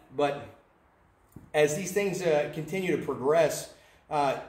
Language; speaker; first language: English; native; English